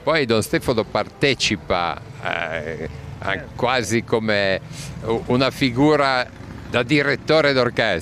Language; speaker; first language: Italian; native; Italian